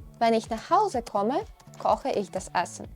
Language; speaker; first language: German; non-native, fluent; Ukrainian